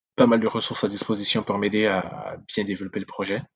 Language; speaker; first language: French; non-native, local second language; Sango